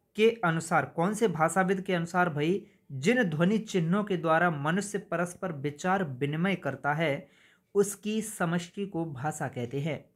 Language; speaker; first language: Hindi; native; Hindi